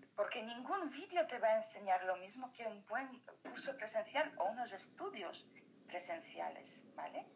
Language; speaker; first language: Spanish; non-native, fluent; Polish